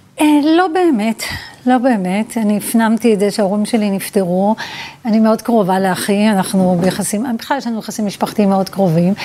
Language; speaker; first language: Hebrew; early bilingual, other home language; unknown